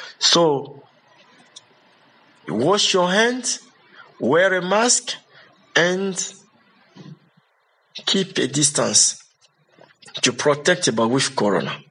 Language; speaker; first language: English; non-native, learner; Lingala